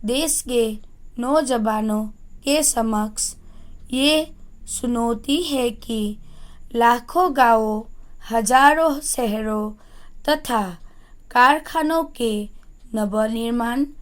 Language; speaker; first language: Hindi; non-native, local second language; Assamese